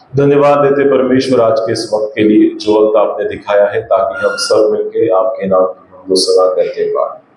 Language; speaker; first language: Hindi; non-native, local second language; Marathi